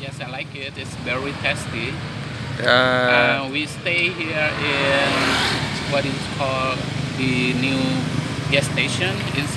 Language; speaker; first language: English; non-native, fluent; Indonesian